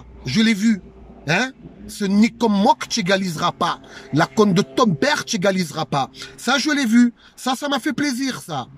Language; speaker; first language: French; native; French